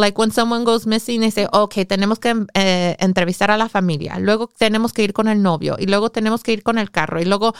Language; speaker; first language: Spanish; early bilingual, heritage; English